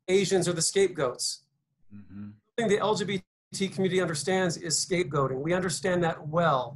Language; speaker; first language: English; native; English